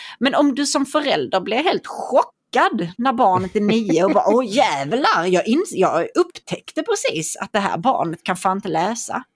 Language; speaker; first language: Swedish; native; Swedish